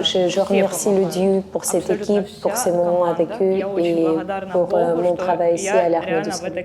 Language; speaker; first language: French; non-native, fluent; Ukrainian